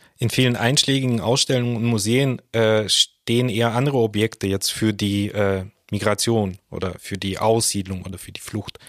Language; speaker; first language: German; early bilingual, other home language; Russian